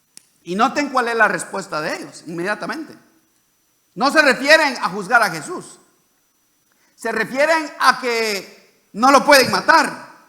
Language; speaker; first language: Spanish; native; Spanish